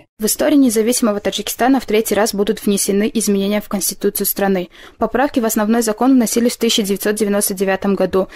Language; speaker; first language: Russian; non-native, local second language; Tajik